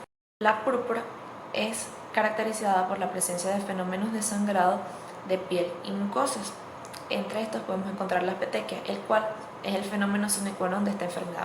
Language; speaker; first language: Spanish; native; Spanish